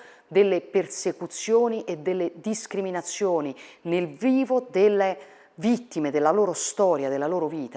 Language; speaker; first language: Italian; native; Italian